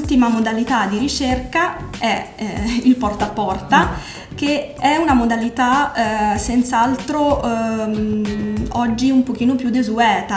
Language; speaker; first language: Italian; native; Italian